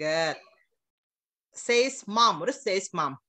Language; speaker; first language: English; non-native, fluent; Indonesian